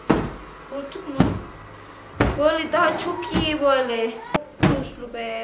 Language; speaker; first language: Turkish; non-native, learner; Indonesian